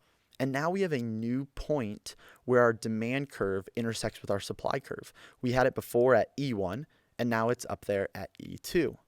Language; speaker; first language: English; native; English